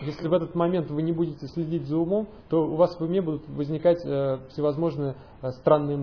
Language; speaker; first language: Russian; native; Russian